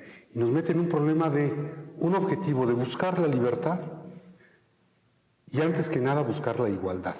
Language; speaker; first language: Spanish; native; Spanish